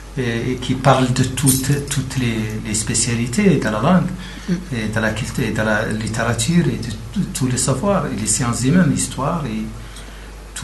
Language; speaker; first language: French; non-native, local second language; Arabic